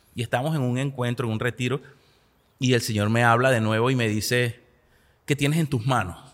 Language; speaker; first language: Spanish; native; Spanish